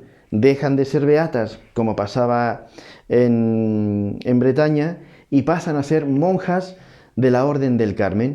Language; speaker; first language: Spanish; native; Spanish